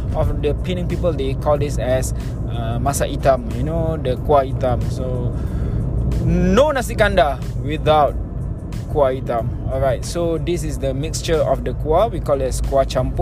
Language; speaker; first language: English; non-native, local second language; Malay